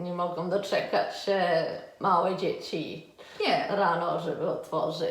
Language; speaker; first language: Polish; early bilingual, heritage; Polish